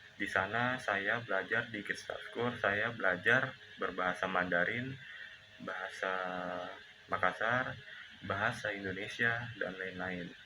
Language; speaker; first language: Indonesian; native; Indonesian